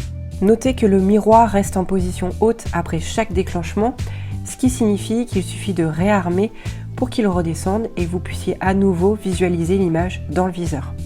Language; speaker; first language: French; native; French